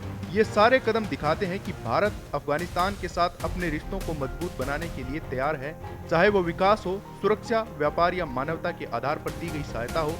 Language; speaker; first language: Hindi; native; Hindi